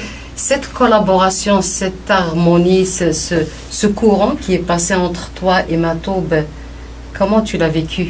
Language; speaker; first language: French; non-native, local second language; Kabyle